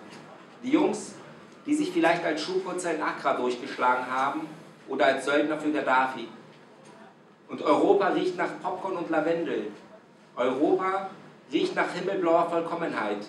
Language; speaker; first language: German; non-native, fluent; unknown